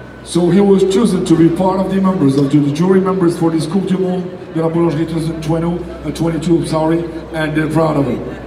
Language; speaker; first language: English; non-native, fluent; French